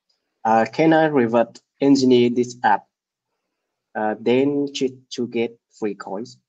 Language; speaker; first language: English; non-native, learner; Vietnamese